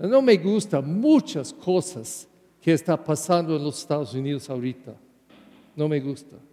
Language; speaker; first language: Spanish; non-native, learner; English